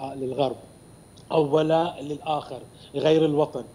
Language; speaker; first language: Arabic; native; Arabic